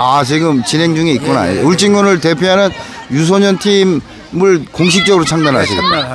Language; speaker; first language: Korean; native; Korean